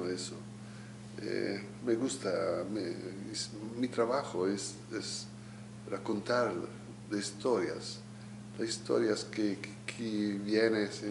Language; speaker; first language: Spanish; non-native, learner; Italian